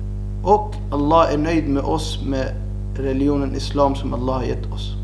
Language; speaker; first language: Swedish; non-native, fluent; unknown